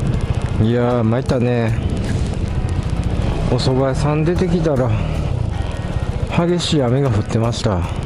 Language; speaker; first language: Japanese; native; Japanese